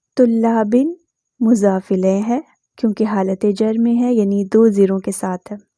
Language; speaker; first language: Urdu; native; Urdu